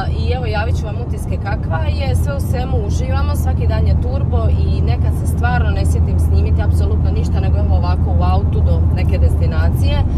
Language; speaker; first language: Serbian; early bilingual, heritage; Croatian